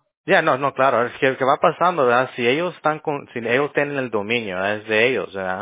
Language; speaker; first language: Spanish; non-native, learner; English